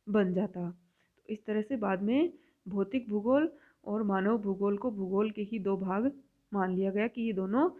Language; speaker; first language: Hindi; native; Hindi